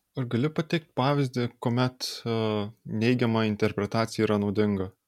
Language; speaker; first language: Lithuanian; native; Lithuanian